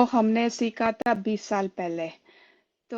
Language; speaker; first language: Hindi; non-native, local second language; Kannada